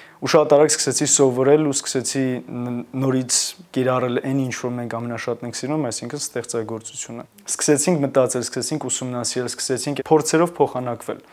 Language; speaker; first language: Armenian; native; Armenian